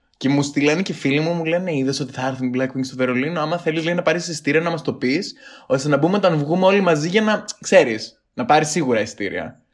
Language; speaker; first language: Greek; native; Greek